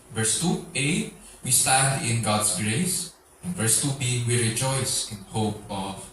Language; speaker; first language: English; non-native, local second language; Filipino